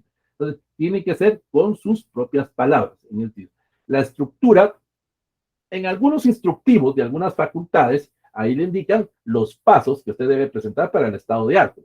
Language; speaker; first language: Spanish; native; Spanish